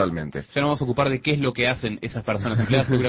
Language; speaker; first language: Spanish; native; Spanish